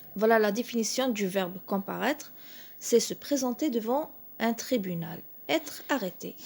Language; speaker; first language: French; non-native, local second language; Arabic